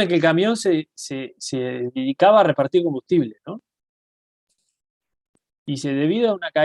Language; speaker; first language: Spanish; native; Spanish